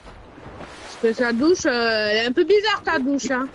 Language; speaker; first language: French; native; French